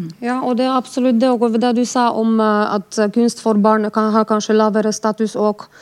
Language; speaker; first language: Norwegian; non-native, fluent; Polish